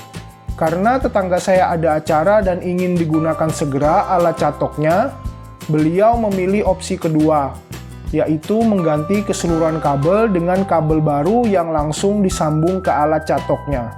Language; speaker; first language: Indonesian; native; Indonesian